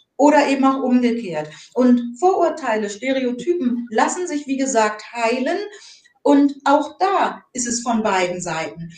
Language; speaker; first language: German; native; German